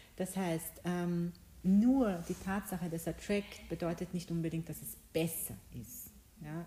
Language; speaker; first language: German; early bilingual, other home language; Bosnian